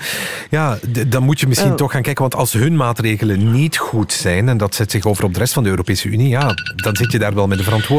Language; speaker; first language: Dutch; native; Dutch